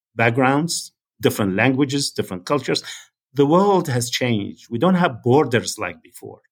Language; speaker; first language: English; non-native, fluent; Arabic